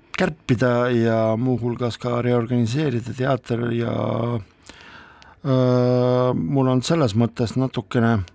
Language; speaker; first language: Estonian; non-native, local second language; Russian